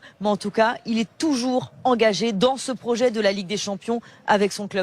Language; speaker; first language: French; native; French